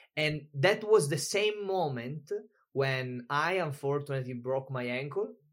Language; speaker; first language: English; non-native, fluent; Italian